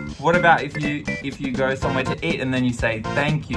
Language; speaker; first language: English; native; English